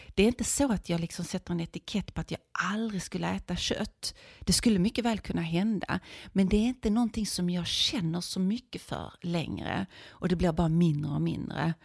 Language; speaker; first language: Swedish; native; Swedish